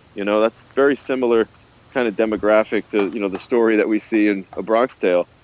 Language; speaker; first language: English; native; English